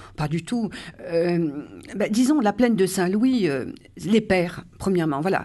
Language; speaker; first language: French; native; French